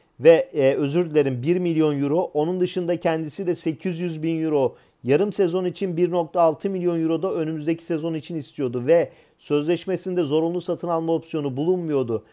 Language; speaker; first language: Turkish; native; Turkish